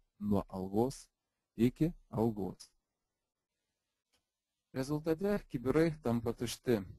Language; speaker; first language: Lithuanian; native; Lithuanian